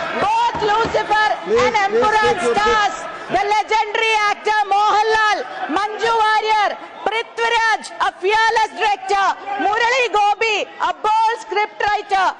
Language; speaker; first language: English; non-native, local second language; Malayalam